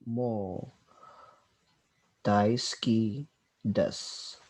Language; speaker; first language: Japanese; non-native, learner; English